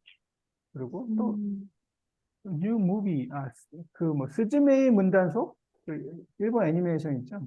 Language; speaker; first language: Korean; native; Korean